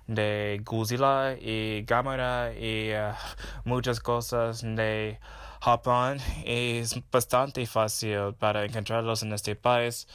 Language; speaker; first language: Spanish; non-native, fluent; English